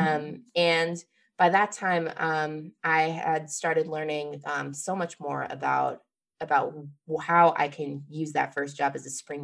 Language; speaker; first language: English; native; English